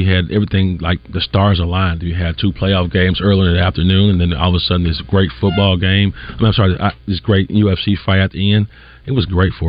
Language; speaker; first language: English; native; English